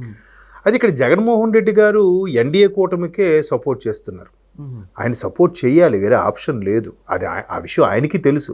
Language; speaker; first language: Telugu; native; Telugu